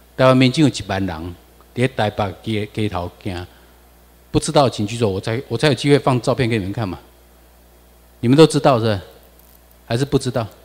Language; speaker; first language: Chinese; non-native, local second language; Min Nan Chinese